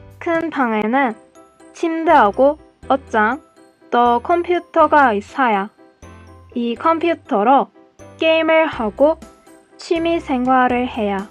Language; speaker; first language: Korean; non-native, learner; Persian